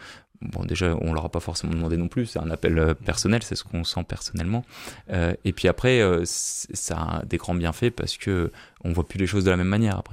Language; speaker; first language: French; native; French